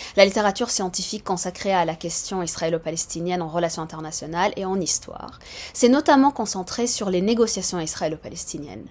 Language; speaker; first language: French; non-native, fluent; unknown